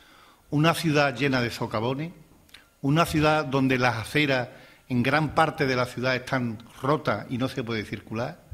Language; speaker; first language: Spanish; native; Spanish